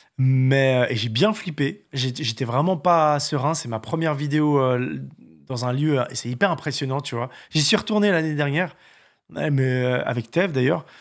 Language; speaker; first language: French; native; French